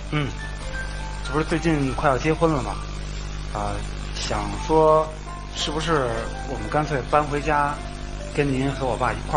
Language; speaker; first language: Chinese; native; Chinese